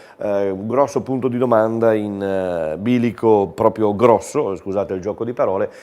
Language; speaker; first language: Italian; native; Italian